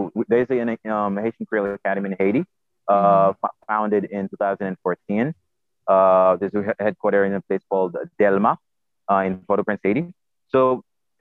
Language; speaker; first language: English; non-native, fluent; Haitian Creole